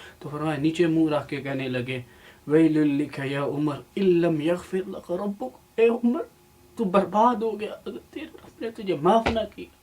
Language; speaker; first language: Urdu; non-native, local second language; Punjabi